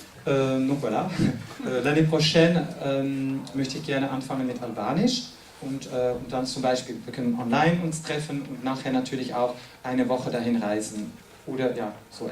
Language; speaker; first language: German; non-native, fluent; French